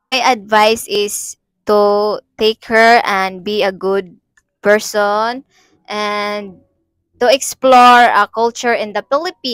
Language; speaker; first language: English; non-native, learner; Cebuano